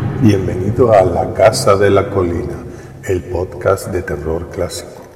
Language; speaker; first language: Spanish; native; Spanish